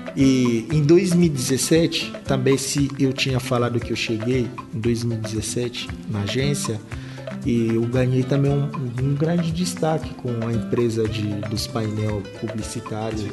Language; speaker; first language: Portuguese; non-native, fluent; Lingala